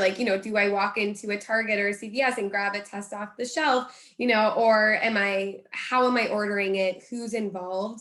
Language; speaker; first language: English; native; English